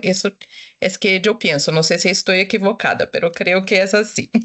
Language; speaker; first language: Spanish; non-native, local second language; Portuguese